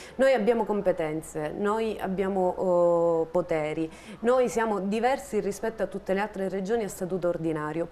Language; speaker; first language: Italian; native; Italian